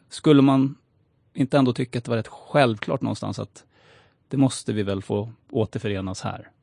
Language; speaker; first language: Swedish; native; Swedish